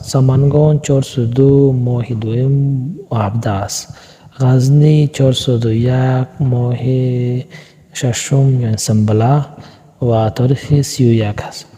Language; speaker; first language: Persian; non-native, local second language; Pashto